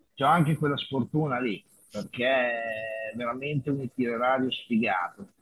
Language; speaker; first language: Italian; native; Italian